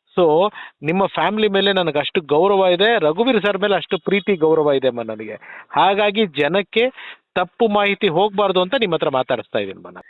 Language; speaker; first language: Kannada; native; Kannada